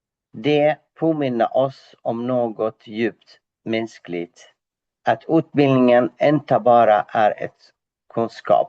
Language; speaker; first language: Swedish; non-native, fluent; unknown